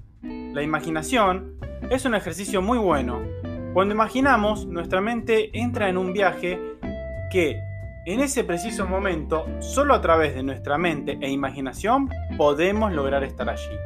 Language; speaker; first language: Spanish; native; Spanish